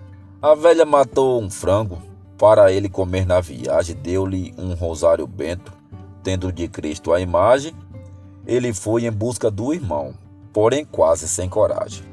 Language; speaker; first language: Portuguese; native; Portuguese